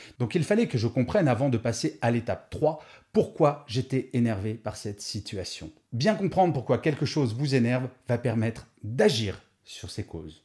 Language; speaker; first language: French; native; French